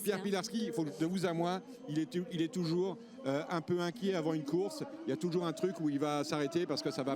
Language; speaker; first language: French; native; French